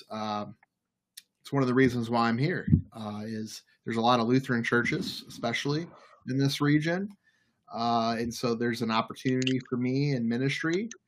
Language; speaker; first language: English; native; English